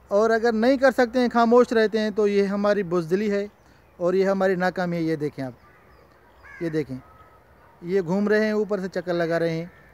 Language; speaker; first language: Urdu; non-native, local second language; Sindhi